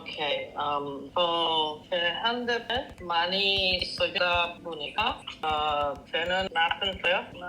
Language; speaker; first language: Korean; non-native, learner; English